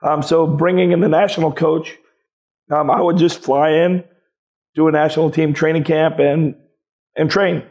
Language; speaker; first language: English; native; English